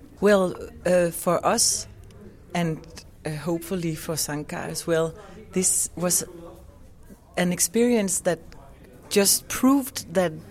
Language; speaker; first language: English; non-native, fluent; Danish